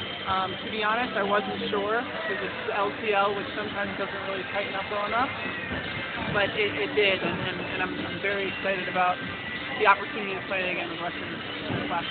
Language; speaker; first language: English; native; English